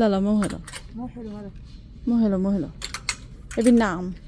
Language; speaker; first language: Arabic; non-native, learner; Bangla